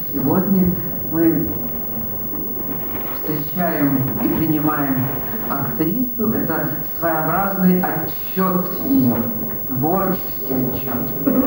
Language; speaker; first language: Russian; native; Russian